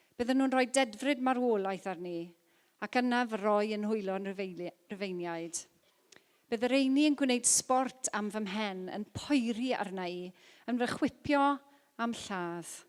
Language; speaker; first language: Welsh; non-native, local second language; English